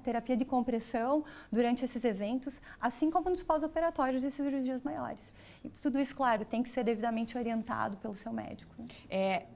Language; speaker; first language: Portuguese; native; Portuguese